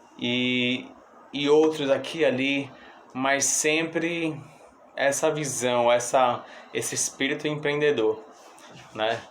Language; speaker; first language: Portuguese; non-native, fluent; English